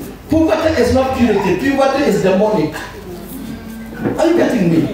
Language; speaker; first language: English; non-native, local second language; Swahili